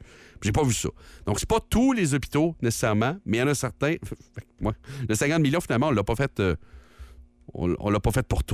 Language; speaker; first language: French; native; French